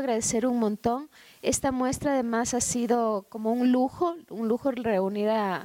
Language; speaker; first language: Spanish; native; Spanish